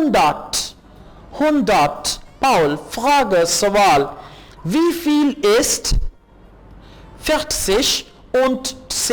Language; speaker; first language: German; non-native, learner; Urdu